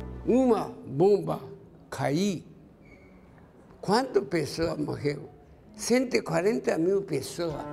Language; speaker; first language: Portuguese; non-native, learner; Japanese